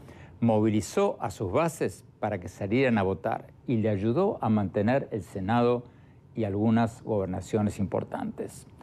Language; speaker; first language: Spanish; native; Spanish